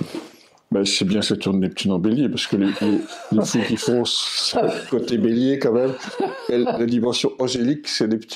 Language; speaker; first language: French; native; French